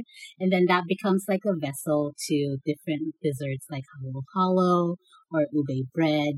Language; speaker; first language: English; non-native, local second language; Bikol